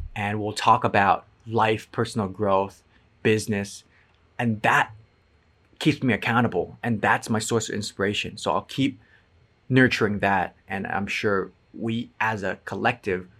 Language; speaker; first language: English; non-native, fluent; Cantonese